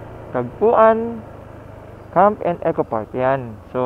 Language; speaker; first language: Filipino; native; Filipino